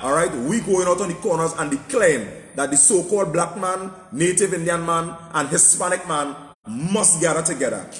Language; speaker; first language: English; native; English